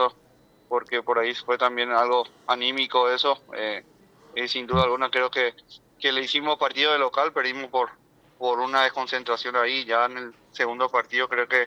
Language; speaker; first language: Spanish; native; Spanish